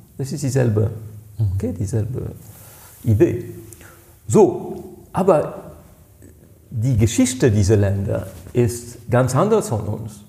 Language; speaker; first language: German; non-native, fluent; French